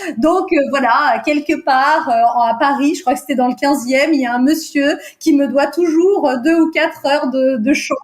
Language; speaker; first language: French; early bilingual, other home language; Portuguese